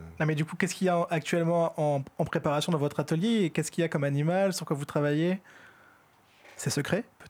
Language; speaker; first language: French; native; French